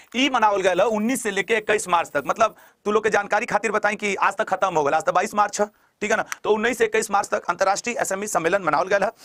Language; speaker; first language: Hindi; native; Hindi